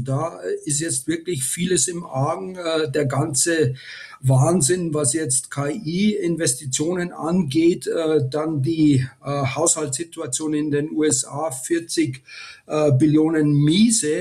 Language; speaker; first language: German; native; German